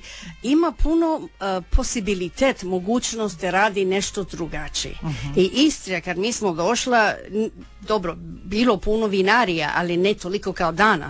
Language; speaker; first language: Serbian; early bilingual, heritage; Croatian